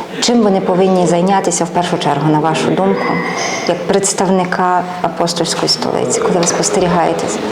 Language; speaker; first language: Ukrainian; native; Ukrainian